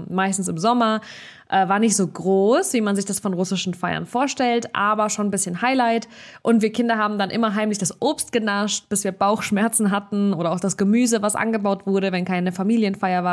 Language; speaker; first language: German; early bilingual, other home language; Russian